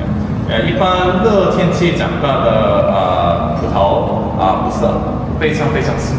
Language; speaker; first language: Chinese; non-native, fluent; Korean